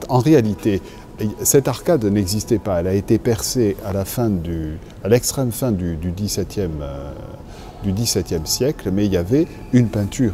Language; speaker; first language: French; native; French